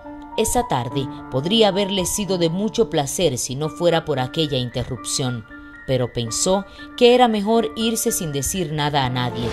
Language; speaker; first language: Spanish; native; Spanish